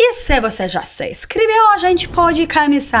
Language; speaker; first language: Portuguese; non-native, learner; Russian